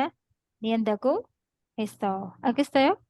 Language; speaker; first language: Korean; non-native, learner; Indonesian